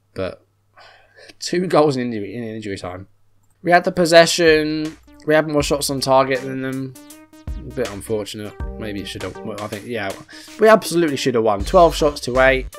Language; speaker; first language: English; native; English